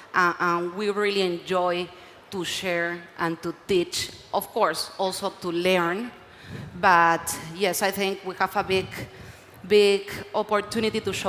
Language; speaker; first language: English; non-native, learner; Spanish